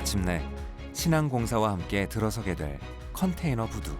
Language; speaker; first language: Korean; native; Korean